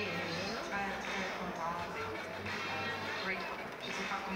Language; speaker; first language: French; non-native, fluent; Dutch